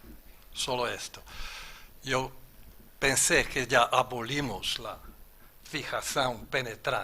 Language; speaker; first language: Spanish; non-native, fluent; German